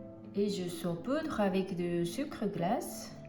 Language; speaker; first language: French; non-native, fluent; Japanese